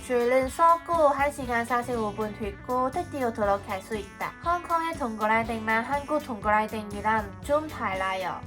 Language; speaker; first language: Korean; non-native, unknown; Cantonese